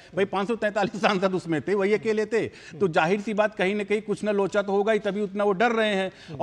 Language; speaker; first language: Hindi; native; Hindi